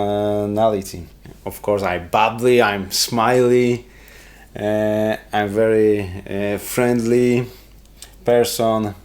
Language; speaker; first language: English; non-native, learner; Polish